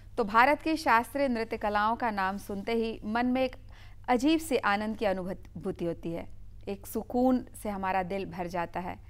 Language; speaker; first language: Hindi; native; Hindi